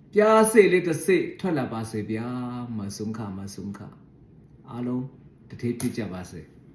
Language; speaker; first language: Burmese; non-native, local second language; Shan